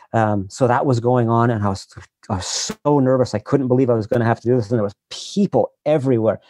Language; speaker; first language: English; native; English